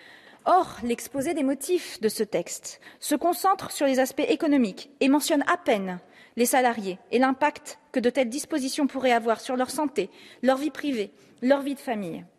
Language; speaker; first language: French; native; French